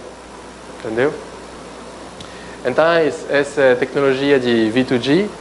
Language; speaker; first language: Portuguese; non-native, fluent; French